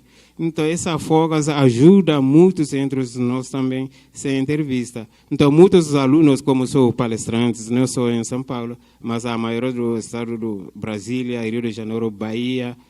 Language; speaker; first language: Portuguese; non-native, fluent; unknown